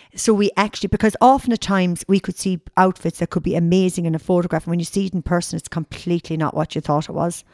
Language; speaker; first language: English; native; English